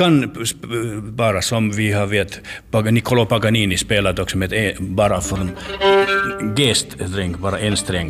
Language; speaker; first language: Swedish; non-native, learner; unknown